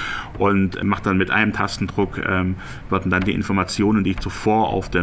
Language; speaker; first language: German; native; German